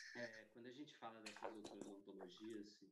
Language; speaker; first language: Portuguese; native; Portuguese